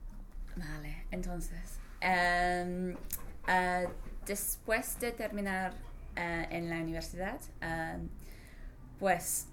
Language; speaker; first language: Spanish; non-native, learner; English